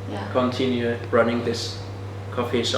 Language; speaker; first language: English; non-native, fluent; Finnish